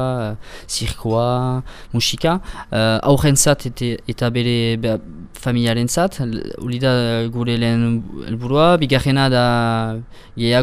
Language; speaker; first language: Basque; non-native, local second language; French